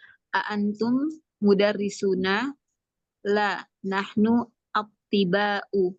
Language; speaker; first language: Arabic; non-native, learner; Indonesian